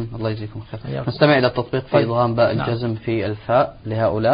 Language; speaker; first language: Arabic; native; Arabic